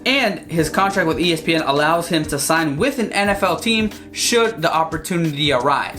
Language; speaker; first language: English; native; English